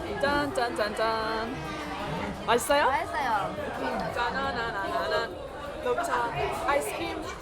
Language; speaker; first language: Korean; non-native, learner; English